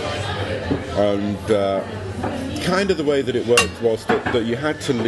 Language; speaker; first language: English; native; English